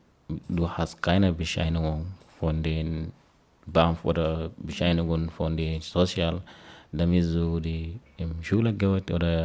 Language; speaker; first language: German; non-native, learner; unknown